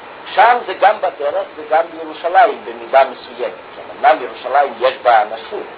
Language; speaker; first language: Hebrew; non-native, fluent; Russian